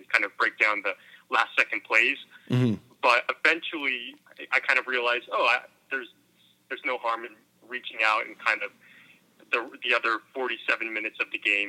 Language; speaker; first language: English; native; English